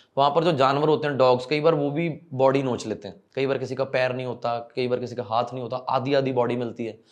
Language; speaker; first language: Hindi; non-native, local second language; Punjabi